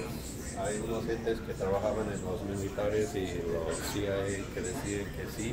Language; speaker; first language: Spanish; non-native, learner; English